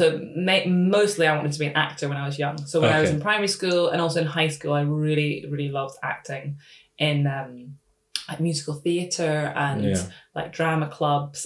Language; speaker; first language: English; native; English